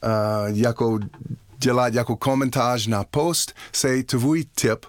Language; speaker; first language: Czech; non-native, learner; English